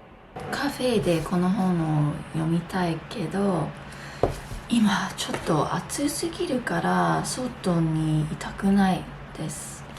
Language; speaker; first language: Japanese; non-native, fluent; English